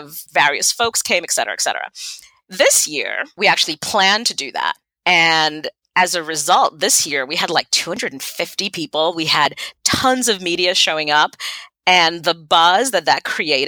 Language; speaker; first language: English; non-native, fluent; Haitian Creole